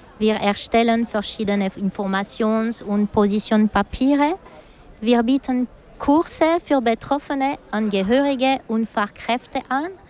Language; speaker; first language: German; non-native, local second language; French